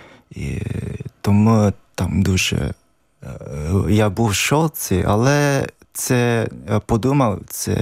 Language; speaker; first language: Ukrainian; non-native, learner; Japanese